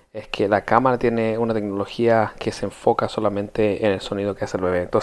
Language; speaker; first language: Spanish; early bilingual, heritage; Spanish